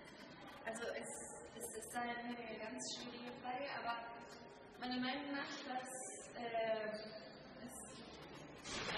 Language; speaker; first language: German; non-native, learner; Spanish